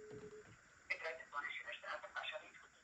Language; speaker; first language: German; native; German